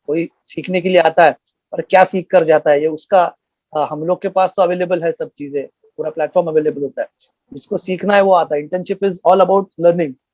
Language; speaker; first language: Hindi; non-native, local second language; Marathi